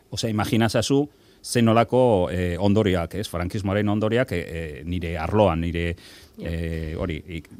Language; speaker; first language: Basque; non-native, local second language; Spanish